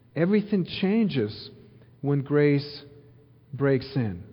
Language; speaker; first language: English; early bilingual, other home language; Ukrainian